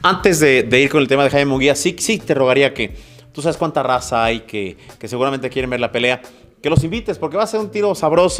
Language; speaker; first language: Spanish; native; Spanish